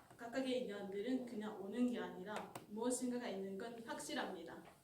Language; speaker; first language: Korean; non-native, fluent; Japanese